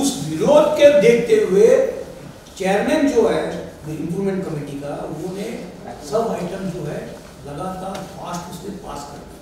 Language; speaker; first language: Hindi; non-native, local second language; Marathi